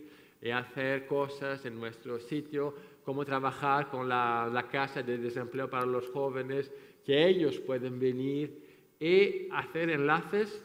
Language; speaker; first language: Spanish; non-native, fluent; French